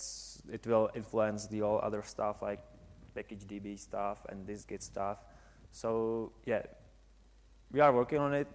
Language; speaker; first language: English; non-native, fluent; Czech